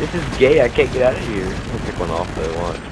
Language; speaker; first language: English; native; English